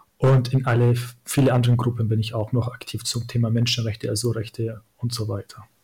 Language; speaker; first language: German; non-native, fluent; Kurdish